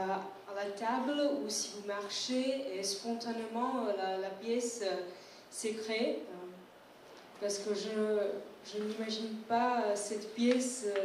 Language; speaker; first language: French; non-native, fluent; Czech